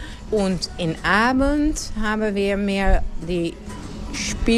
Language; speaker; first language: German; non-native, learner; Dutch